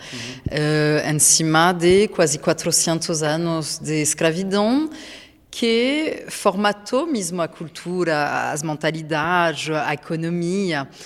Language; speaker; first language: Portuguese; non-native, fluent; French